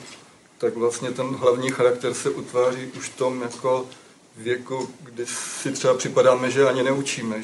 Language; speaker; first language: Czech; native; Czech